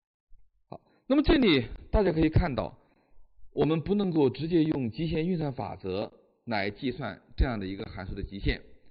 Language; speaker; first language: Chinese; native; Chinese